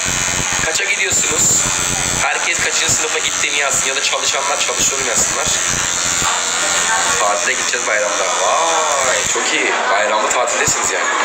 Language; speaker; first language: Turkish; native; Turkish